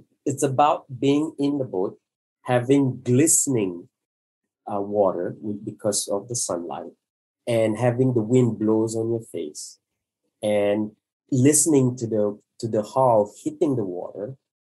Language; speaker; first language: English; non-native, local second language; Malay